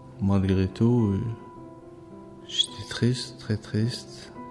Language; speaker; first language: French; non-native, learner; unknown